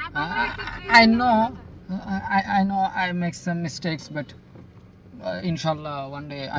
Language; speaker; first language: English; non-native, learner; Bangla